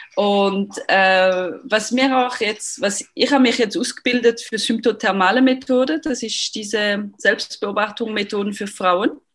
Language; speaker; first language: German; non-native, fluent; French